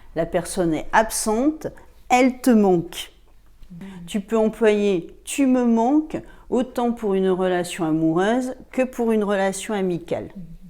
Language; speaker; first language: French; native; French